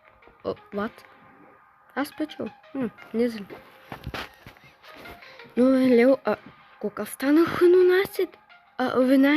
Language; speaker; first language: Bulgarian; non-native, learner; Russian